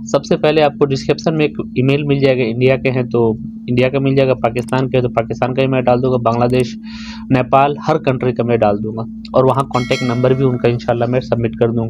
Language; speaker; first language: Hindi; native; Hindi